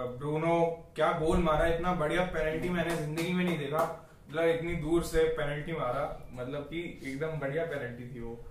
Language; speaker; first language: Hindi; native; Hindi